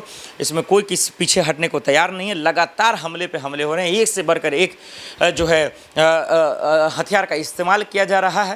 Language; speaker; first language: Hindi; native; Hindi